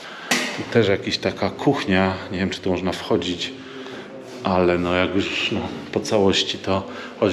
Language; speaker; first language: Polish; native; Polish